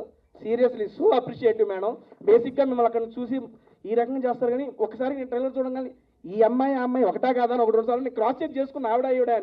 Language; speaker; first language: Telugu; native; Telugu